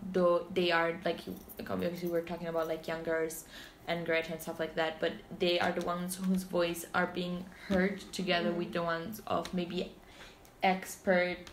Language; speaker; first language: English; non-native, fluent; Italian